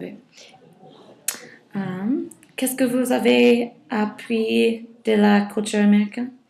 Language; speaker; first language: French; non-native, learner; English